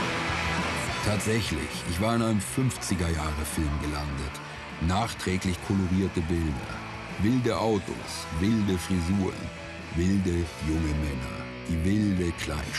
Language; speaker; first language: German; native; German